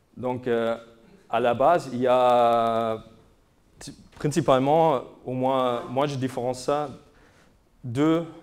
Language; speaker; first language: French; non-native, fluent; German